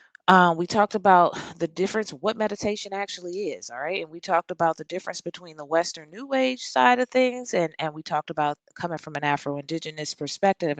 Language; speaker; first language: English; native; English